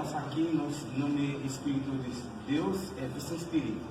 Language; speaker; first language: Portuguese; non-native, learner; Haitian Creole